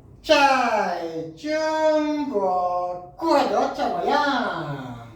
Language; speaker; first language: Chinese; non-native, learner; Korean